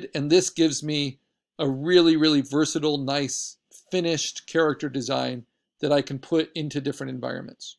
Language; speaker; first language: English; native; English